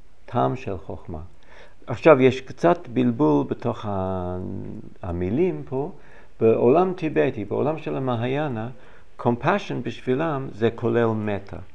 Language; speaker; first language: Hebrew; non-native, fluent; English